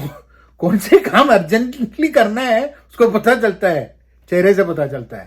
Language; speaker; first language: Hindi; non-native, local second language; Malayalam